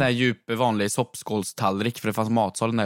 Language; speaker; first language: Swedish; native; Swedish